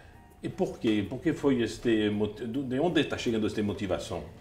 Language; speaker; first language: Portuguese; non-native, fluent; French